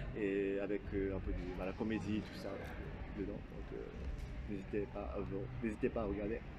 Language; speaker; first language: French; non-native, fluent; Japanese